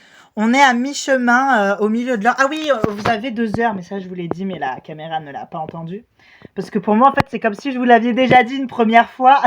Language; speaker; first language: French; native; French